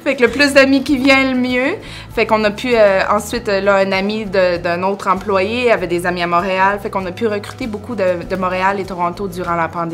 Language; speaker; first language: French; native; French